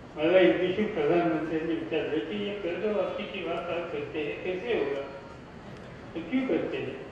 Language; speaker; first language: Hindi; non-native, local second language; Marathi